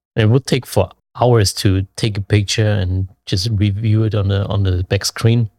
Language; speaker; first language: English; non-native, fluent; German